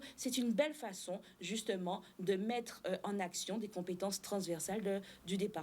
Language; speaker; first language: French; native; French